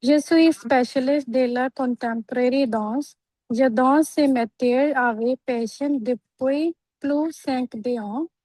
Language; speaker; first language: French; non-native, learner; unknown